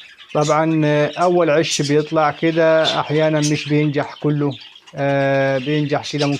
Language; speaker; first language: Arabic; native; Arabic